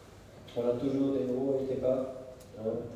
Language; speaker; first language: French; non-native, local second language; German